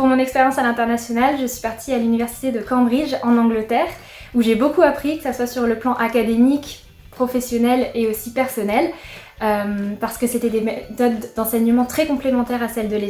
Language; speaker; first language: French; native; French